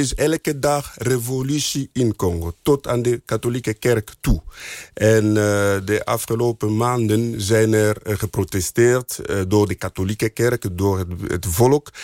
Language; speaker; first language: Dutch; non-native, fluent; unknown